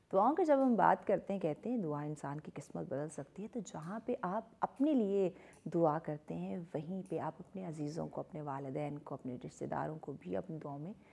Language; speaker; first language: Urdu; native; Urdu